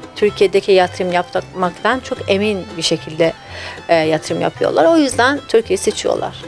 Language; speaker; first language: Turkish; non-native, fluent; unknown